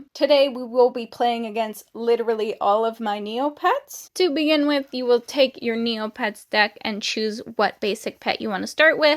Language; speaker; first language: English; native; English